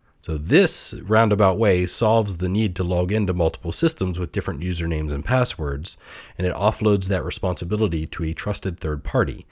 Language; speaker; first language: English; native; English